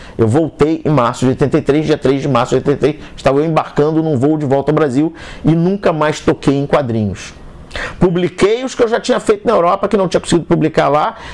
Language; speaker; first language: Portuguese; native; Portuguese